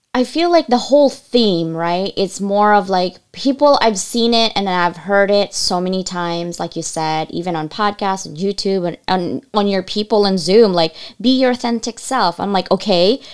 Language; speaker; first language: English; early bilingual, other home language; Cebuano